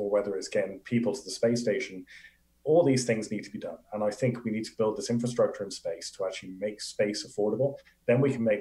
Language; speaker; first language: English; native; English